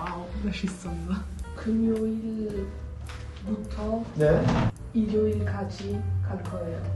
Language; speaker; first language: Korean; non-native, learner; French